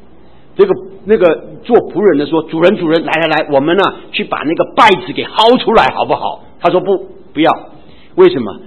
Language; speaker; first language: Chinese; native; Chinese